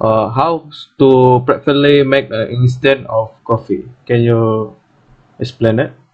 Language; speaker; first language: English; non-native, learner; Malay